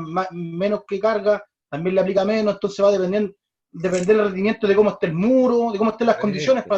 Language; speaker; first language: Spanish; native; Spanish